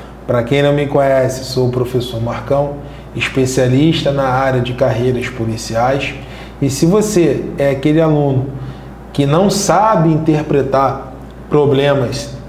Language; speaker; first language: Portuguese; native; Portuguese